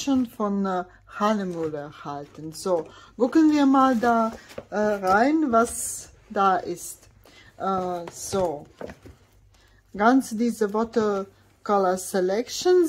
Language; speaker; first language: German; non-native, fluent; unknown